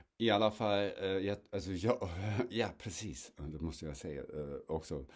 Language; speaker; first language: Swedish; non-native, fluent; German